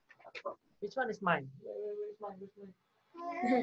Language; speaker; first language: English; non-native, fluent; Indonesian